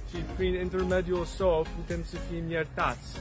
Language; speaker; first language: Romanian; non-native, learner; English